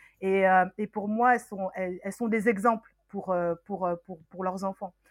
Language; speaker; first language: French; early bilingual, other home language; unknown